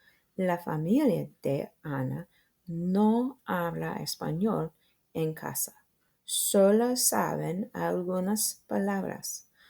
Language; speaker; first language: Spanish; non-native, fluent; English